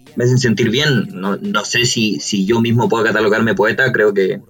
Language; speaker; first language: Spanish; native; Spanish